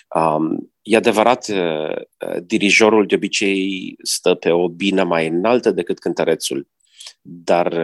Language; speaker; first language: Romanian; native; Romanian